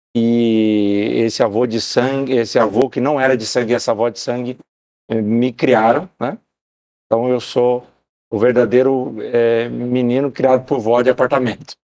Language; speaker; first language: Portuguese; native; Portuguese